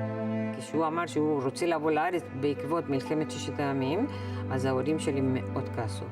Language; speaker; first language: Hebrew; non-native, fluent; Spanish